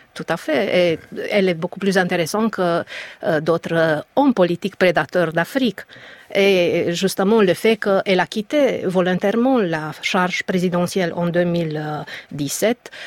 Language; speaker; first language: French; non-native, fluent; Romanian